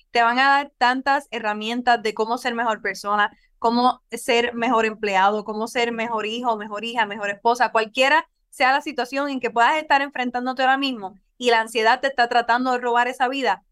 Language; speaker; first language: Spanish; native; Spanish